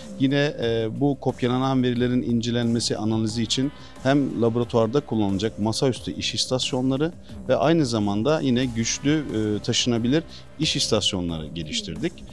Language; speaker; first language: Turkish; native; Turkish